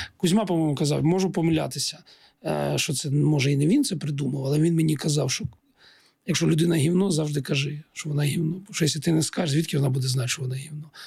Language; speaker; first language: Ukrainian; non-native, local second language; Russian